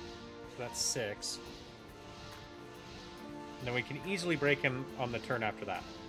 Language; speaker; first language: English; native; English